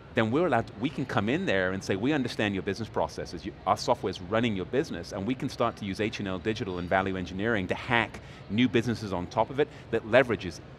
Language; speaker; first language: English; native; English